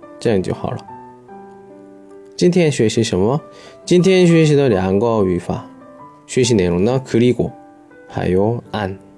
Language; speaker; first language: Chinese; non-native, learner; Korean